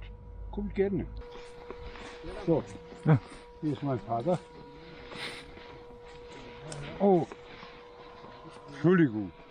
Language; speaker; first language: German; non-native, fluent; Bosnian